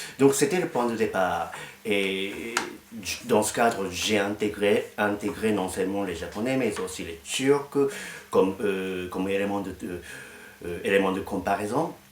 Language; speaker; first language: French; non-native, fluent; Japanese